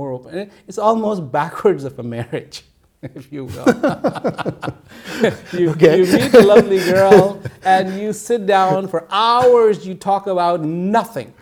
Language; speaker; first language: English; non-native, local second language; Hindi